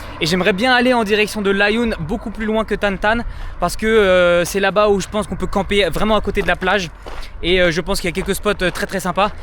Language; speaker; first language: French; native; French